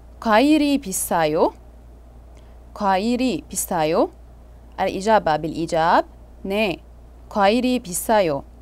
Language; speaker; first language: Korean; non-native, fluent; Arabic